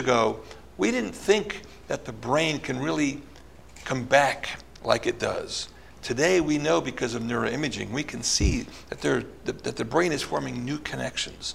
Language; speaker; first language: English; early bilingual, other home language; Italian